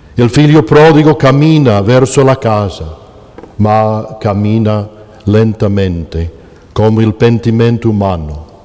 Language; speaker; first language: Italian; non-native, fluent; English